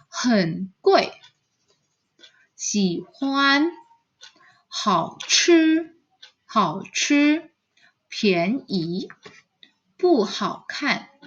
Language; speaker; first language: Chinese; non-native, fluent; Indonesian